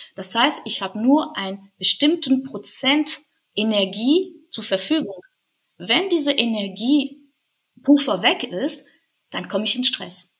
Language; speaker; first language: German; non-native, fluent; French